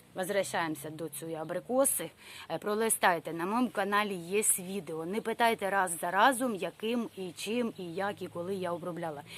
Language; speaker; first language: Ukrainian; non-native, local second language; Russian